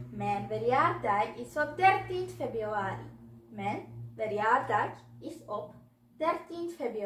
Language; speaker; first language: Dutch; early bilingual, other home language; Tamil